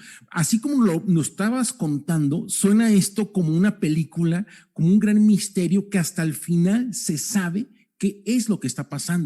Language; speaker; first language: Spanish; native; Spanish